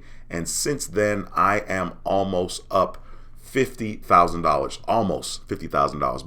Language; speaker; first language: English; native; English